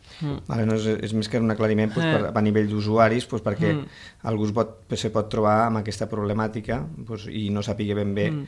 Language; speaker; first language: Catalan; native; Catalan